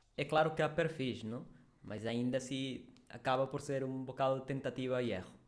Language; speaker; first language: Portuguese; non-native, fluent; Spanish